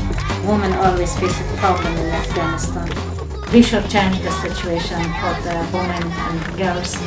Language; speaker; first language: English; non-native, learner; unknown